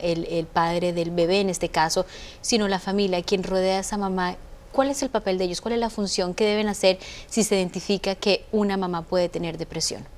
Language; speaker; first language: Spanish; native; Spanish